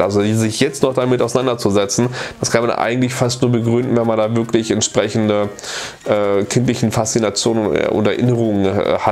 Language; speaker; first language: German; native; German